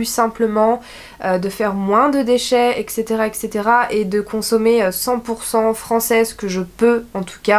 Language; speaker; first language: French; native; French